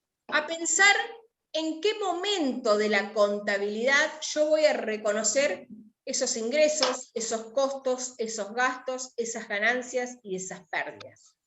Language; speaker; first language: Spanish; native; Spanish